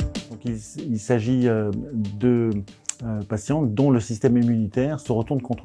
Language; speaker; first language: French; native; French